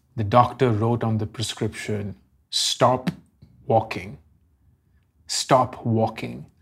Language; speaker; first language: English; non-native, local second language; Hindi